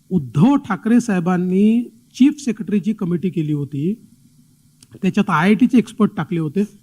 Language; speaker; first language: Marathi; native; Marathi